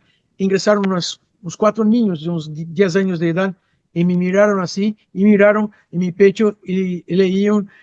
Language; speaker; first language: Spanish; non-native, fluent; Portuguese